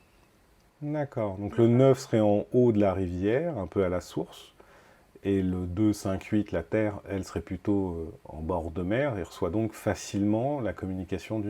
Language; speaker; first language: French; native; French